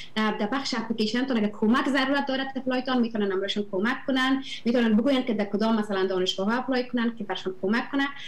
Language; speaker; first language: Persian; native; Persian